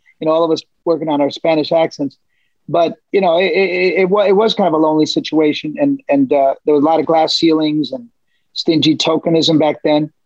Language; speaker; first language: English; early bilingual, other home language; Spanish